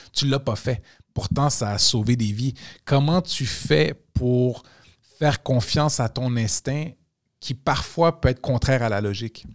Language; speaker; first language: French; native; French